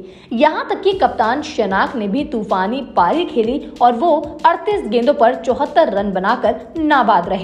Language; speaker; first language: Hindi; native; Hindi